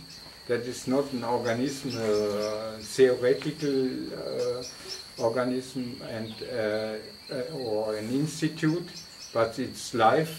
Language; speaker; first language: English; non-native, fluent; German